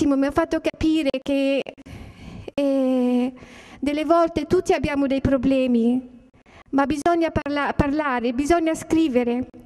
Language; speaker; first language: Italian; non-native, learner; Arabic